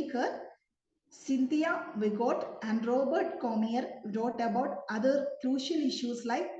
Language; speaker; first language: English; non-native, local second language; Malayalam